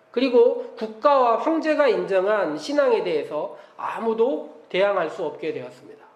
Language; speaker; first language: Korean; native; Korean